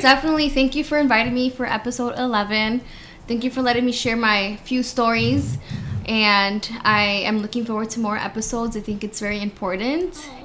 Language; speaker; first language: English; early bilingual, other home language; Spanish